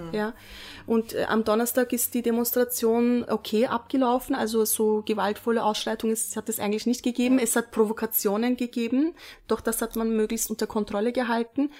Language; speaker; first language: German; early bilingual, other home language; Turkish